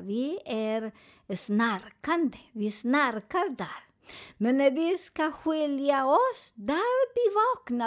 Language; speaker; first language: Swedish; non-native, fluent; Spanish